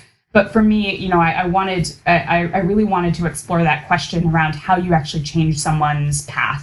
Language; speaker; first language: English; native; English